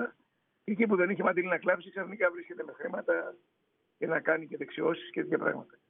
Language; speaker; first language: Greek; native; Greek